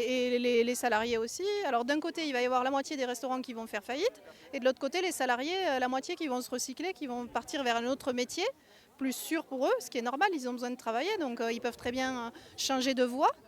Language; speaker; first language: French; native; French